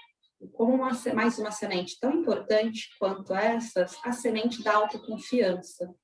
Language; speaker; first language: Portuguese; native; Portuguese